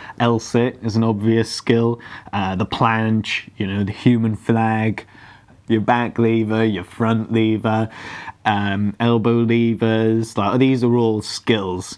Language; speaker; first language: English; native; English